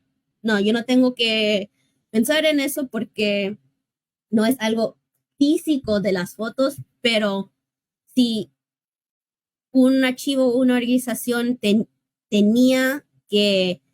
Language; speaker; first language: Spanish; early bilingual, heritage; English